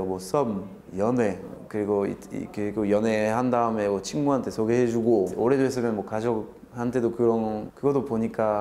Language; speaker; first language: Korean; non-native, fluent; French